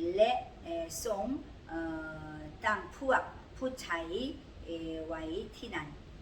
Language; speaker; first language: Thai; non-native, learner; Korean